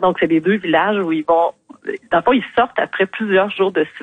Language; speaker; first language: French; native; French